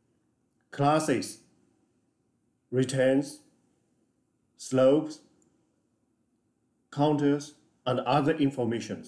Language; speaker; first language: English; non-native, fluent; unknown